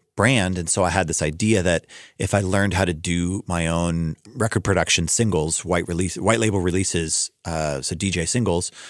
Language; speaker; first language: English; native; English